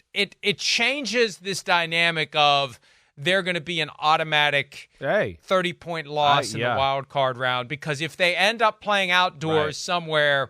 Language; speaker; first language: English; native; English